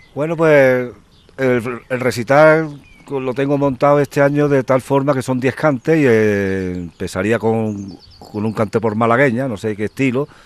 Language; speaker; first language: Spanish; native; Spanish